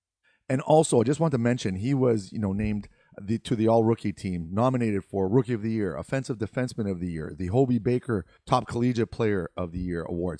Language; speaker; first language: English; native; English